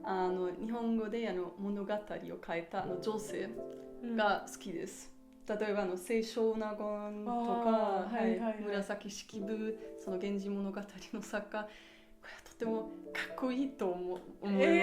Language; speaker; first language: Japanese; non-native, learner; German